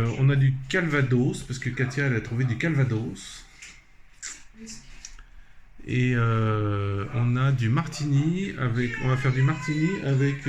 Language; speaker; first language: French; native; French